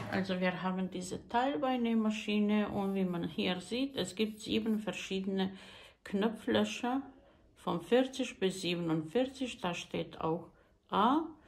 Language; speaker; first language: German; non-native, learner; Croatian